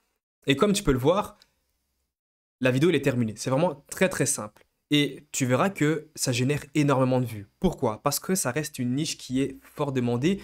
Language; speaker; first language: French; native; French